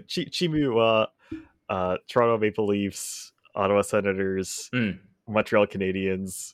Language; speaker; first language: Japanese; non-native, learner; English